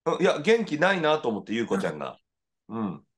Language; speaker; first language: Japanese; native; Japanese